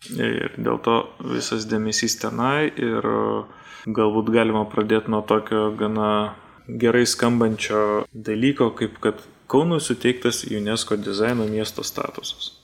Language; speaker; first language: Lithuanian; native; Lithuanian